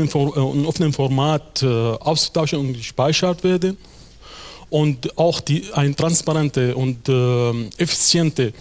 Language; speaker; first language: German; non-native, fluent; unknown